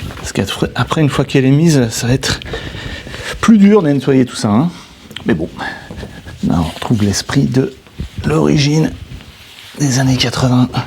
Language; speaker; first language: French; native; French